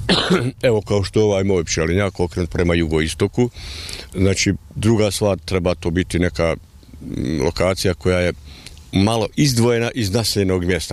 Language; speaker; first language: Serbian; native; Serbian